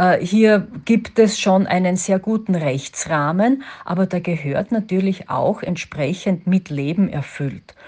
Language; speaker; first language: German; native; German